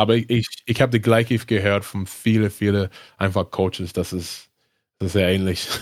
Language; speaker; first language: German; non-native, learner; English